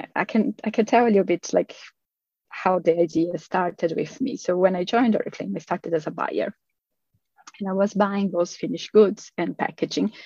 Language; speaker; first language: English; non-native, fluent; Portuguese